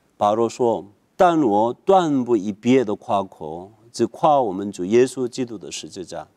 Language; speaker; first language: Chinese; non-native, fluent; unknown